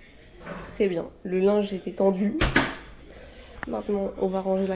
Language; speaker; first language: French; native; French